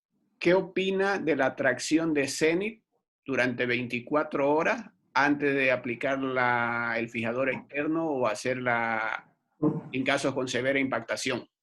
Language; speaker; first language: Spanish; native; Spanish